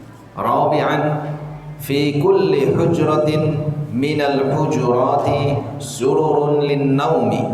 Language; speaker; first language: Arabic; non-native, fluent; Indonesian